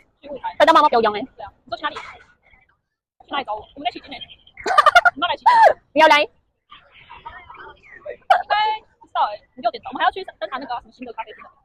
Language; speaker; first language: Chinese; non-native, learner; Filipino